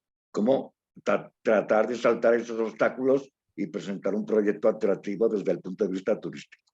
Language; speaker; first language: Spanish; native; Spanish